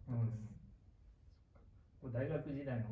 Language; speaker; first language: Japanese; native; Japanese